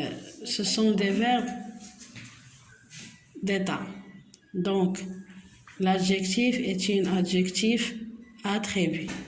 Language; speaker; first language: French; non-native, local second language; Arabic